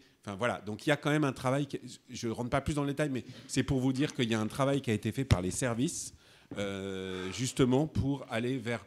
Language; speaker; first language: French; native; French